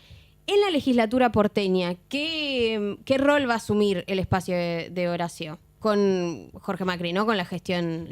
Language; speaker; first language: Spanish; native; Spanish